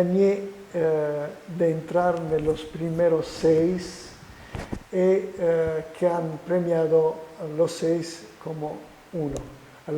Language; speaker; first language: Spanish; non-native, fluent; Italian